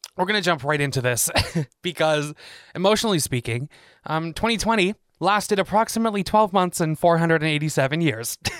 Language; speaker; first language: English; native; English